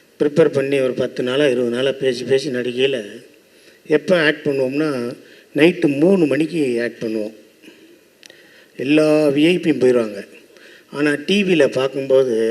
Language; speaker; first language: Tamil; native; Tamil